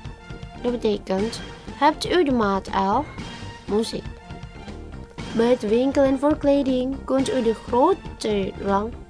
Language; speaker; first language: Dutch; non-native, learner; Indonesian